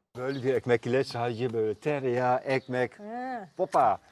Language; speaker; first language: Turkish; non-native, fluent; Dutch